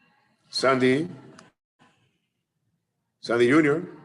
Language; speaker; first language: English; non-native, fluent; Spanish